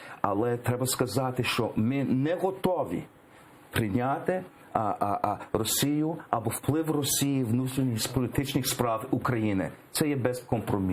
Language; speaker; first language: Ukrainian; early bilingual, heritage; English